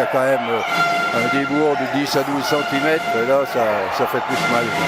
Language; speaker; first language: French; native; French